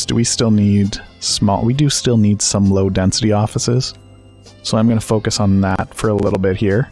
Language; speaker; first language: English; native; English